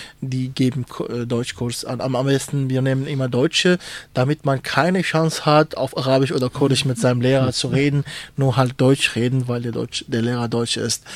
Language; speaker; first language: German; non-native, fluent; Kurdish